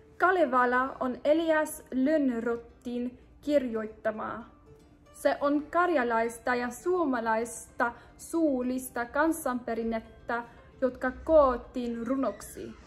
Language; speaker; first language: Finnish; non-native, learner; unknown